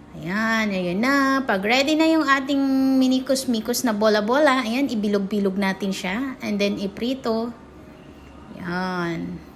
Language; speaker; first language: Filipino; non-native, local second language; Cebuano